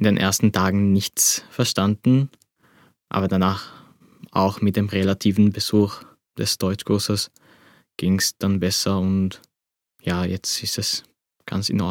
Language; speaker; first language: German; non-native, fluent; Arabic